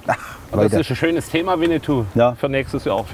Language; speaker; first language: German; native; German